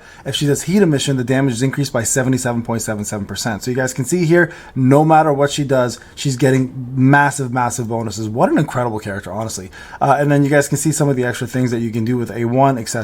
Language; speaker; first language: English; native; English